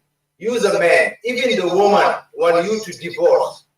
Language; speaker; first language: English; non-native, learner; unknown